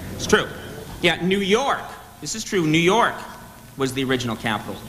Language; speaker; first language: English; native; English